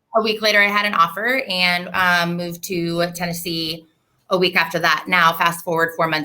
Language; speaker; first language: English; native; English